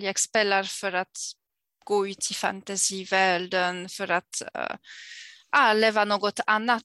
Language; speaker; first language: Swedish; non-native, fluent; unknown